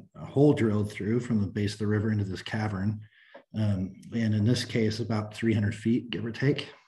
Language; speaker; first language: English; native; English